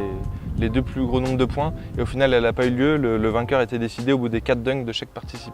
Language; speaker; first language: French; native; French